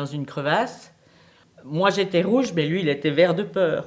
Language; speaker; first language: French; native; French